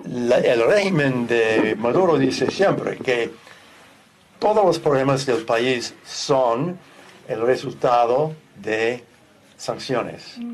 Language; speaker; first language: Spanish; non-native, fluent; English